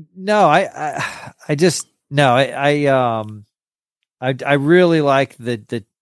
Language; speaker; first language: English; native; English